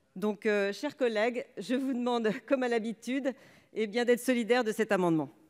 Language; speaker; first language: French; native; French